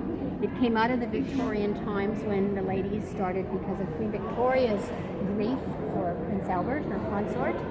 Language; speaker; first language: English; native; English